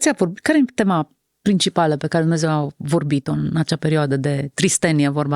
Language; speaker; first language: Romanian; native; Romanian